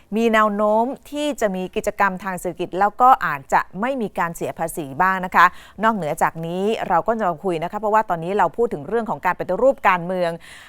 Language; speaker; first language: Thai; native; Thai